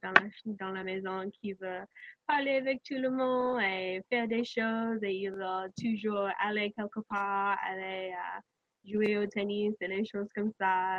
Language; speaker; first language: French; non-native, learner; English